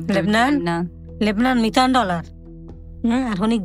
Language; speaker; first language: Arabic; non-native, learner; Bangla